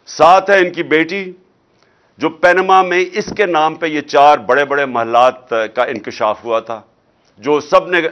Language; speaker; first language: Urdu; non-native, local second language; Punjabi